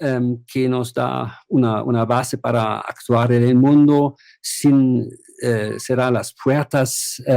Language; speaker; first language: Spanish; non-native, fluent; German